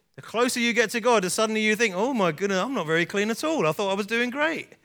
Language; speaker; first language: English; native; English